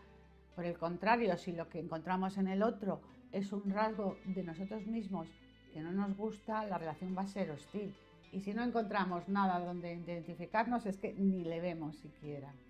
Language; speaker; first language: Spanish; native; Spanish